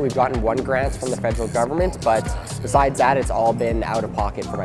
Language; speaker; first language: English; native; English